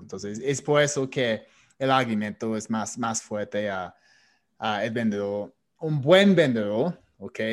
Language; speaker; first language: Spanish; non-native, fluent; English